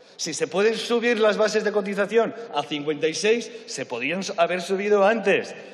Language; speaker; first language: Spanish; non-native, local second language; Catalan